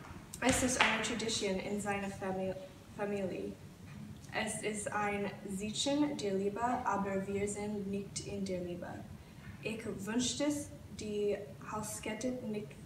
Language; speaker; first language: German; non-native, learner; English